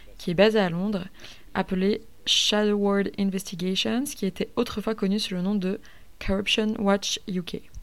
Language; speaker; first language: French; non-native, learner; English